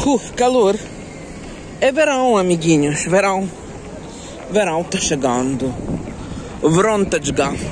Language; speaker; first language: Portuguese; non-native, fluent; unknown